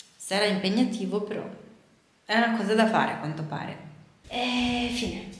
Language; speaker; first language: Italian; non-native, fluent; Romanian